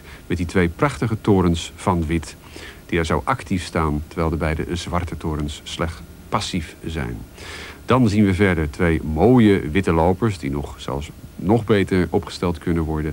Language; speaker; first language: Dutch; native; Dutch